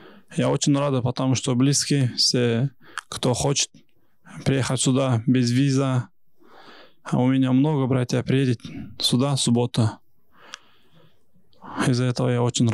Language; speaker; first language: Russian; non-native, local second language; Kyrgyz